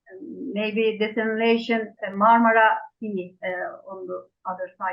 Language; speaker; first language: English; non-native, fluent; Turkish